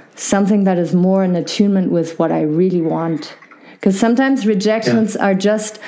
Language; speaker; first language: English; non-native, fluent; German